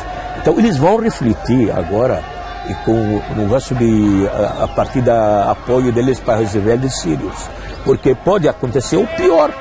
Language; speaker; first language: Portuguese; non-native, fluent; Arabic